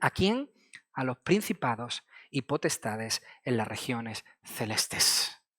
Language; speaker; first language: Spanish; native; Spanish